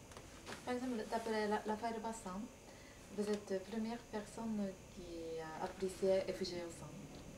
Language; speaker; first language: French; non-native, learner; Japanese